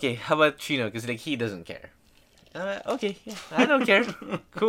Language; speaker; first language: English; non-native, local second language; Filipino